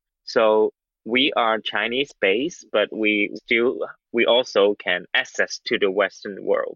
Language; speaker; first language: English; non-native, local second language; Cantonese